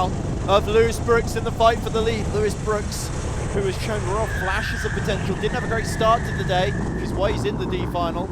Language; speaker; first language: English; native; English